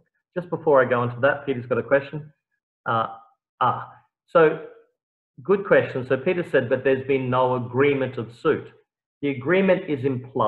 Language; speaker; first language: English; native; English